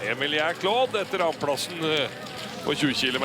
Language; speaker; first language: Norwegian; native; Norwegian